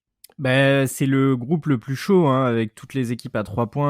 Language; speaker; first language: French; native; French